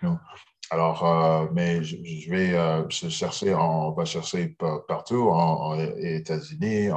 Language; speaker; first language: French; early bilingual, heritage; English